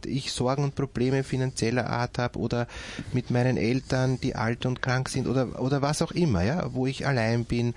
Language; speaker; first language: German; native; German